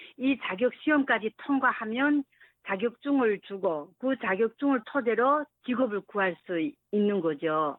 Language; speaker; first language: Korean; native; Korean